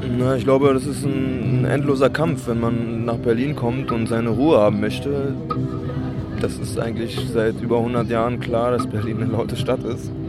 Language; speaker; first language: German; early bilingual, other home language; Spanish